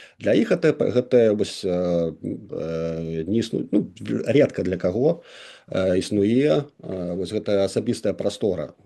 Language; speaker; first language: Belarusian; non-native, local second language; Russian